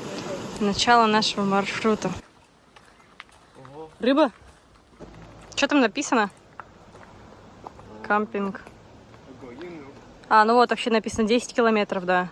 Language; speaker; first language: Russian; native; Russian